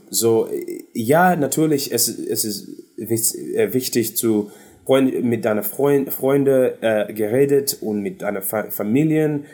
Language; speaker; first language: German; non-native, learner; English